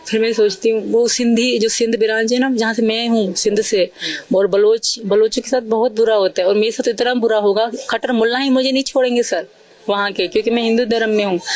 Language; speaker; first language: Urdu; non-native, local second language; Sindhi